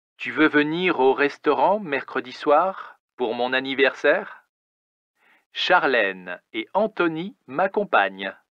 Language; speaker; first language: French; native; French